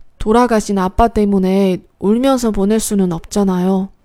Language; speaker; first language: Korean; non-native, fluent; Chinese